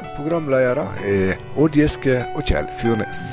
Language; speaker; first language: Norwegian; native; Norwegian